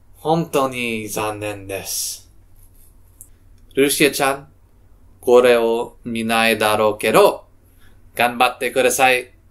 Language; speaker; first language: Japanese; non-native, learner; English